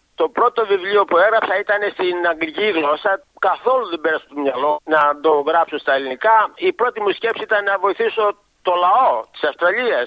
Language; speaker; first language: Greek; native; Greek